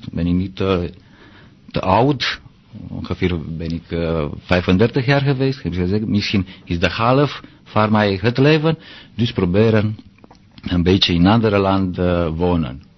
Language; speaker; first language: Dutch; non-native, learner; Romanian